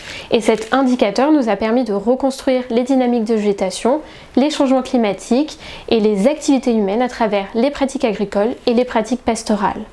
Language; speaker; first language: French; native; French